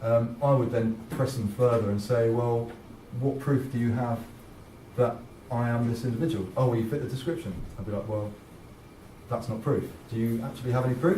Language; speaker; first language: English; native; English